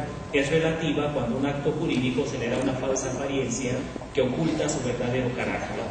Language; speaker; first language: Spanish; native; Spanish